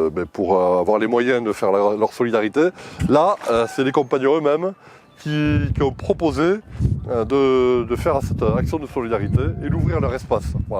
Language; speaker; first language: French; native; French